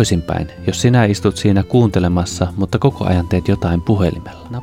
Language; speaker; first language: Finnish; native; Finnish